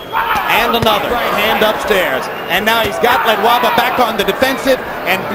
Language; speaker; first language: English; native; English